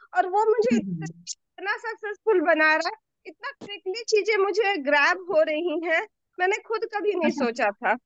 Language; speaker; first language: Hindi; native; Hindi